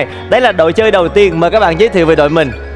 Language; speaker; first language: Vietnamese; native; Vietnamese